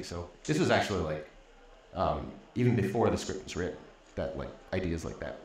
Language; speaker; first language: English; native; English